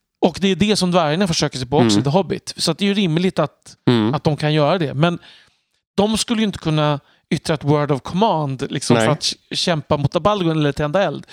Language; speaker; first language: Swedish; native; Swedish